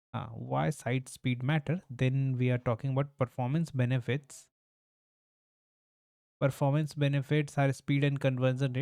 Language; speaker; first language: English; non-native, local second language; Hindi